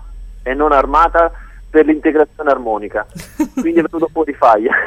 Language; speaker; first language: Italian; native; Italian